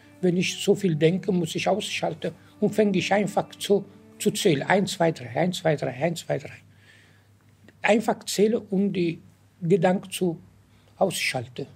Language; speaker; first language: German; non-native, learner; Italian